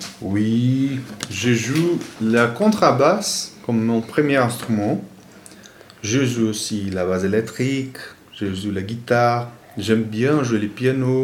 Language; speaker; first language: French; non-native, fluent; Portuguese